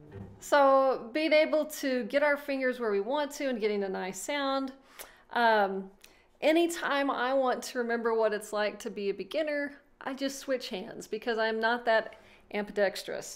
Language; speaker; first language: English; native; English